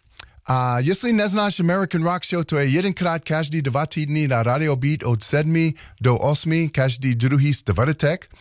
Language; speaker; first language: Czech; non-native, learner; English